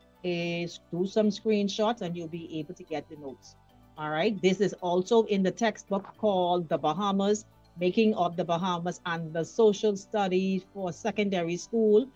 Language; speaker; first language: English; native; English